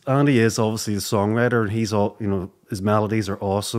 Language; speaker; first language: English; native; English